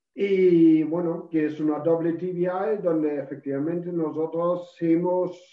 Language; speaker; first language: Spanish; non-native, fluent; German